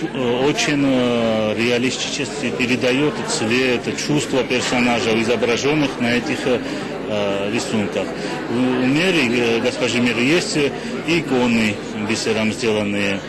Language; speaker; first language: Russian; non-native, fluent; Georgian